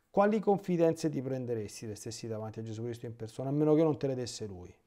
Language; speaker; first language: Italian; native; Italian